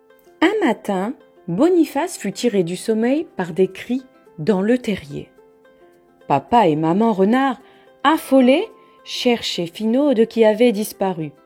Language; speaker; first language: French; native; French